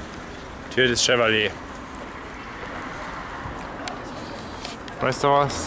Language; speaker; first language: French; non-native, learner; German